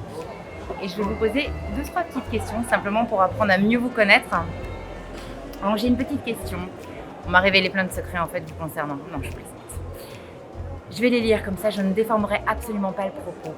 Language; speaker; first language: French; native; French